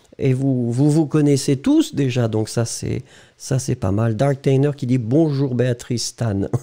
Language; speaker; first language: French; native; French